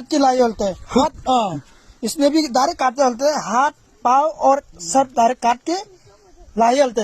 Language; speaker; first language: Hindi; non-native, local second language; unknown